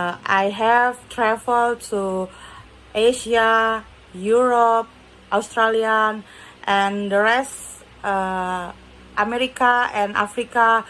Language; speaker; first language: English; non-native, learner; Indonesian